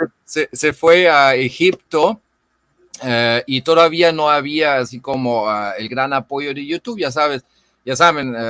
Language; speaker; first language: Spanish; non-native, fluent; German